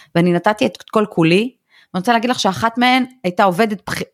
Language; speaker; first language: Hebrew; early bilingual, other home language; Russian